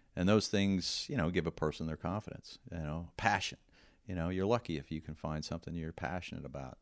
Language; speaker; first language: English; native; English